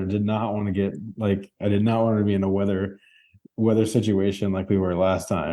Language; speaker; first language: English; native; English